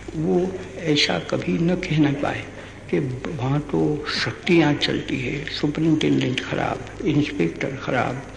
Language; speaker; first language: Hindi; non-native, local second language; Gujarati